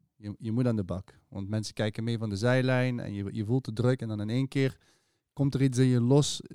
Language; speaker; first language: Dutch; early bilingual, other home language; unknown